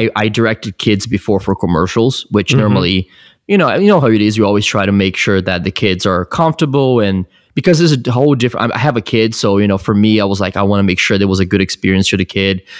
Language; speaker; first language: English; non-native, fluent; Portuguese